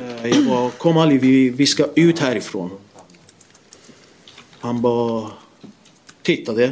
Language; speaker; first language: Swedish; non-native, fluent; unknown